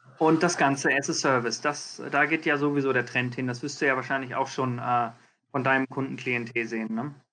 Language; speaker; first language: German; early bilingual, heritage; German